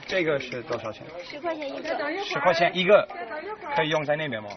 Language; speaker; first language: Chinese; non-native, learner; English